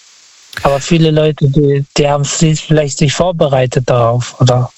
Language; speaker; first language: German; non-native, fluent; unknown